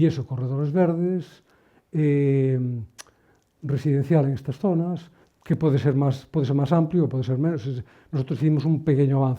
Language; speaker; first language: Spanish; native; Spanish